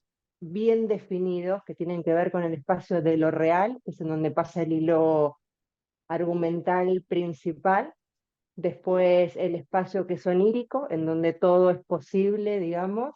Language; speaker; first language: Spanish; native; Spanish